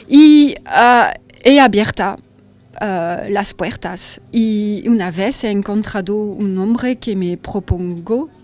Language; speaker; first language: Spanish; non-native, learner; French